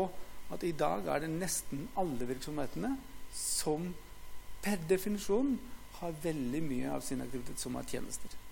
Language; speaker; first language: Norwegian; non-native, fluent; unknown